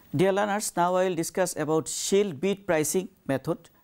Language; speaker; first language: English; non-native, local second language; Bangla